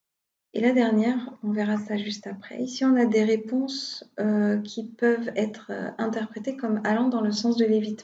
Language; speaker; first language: French; native; French